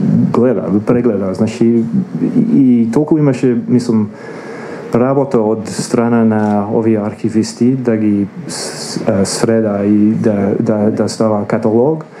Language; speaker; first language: Macedonian; non-native, fluent; English